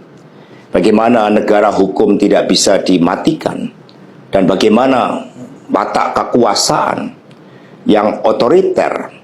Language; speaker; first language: Indonesian; native; Indonesian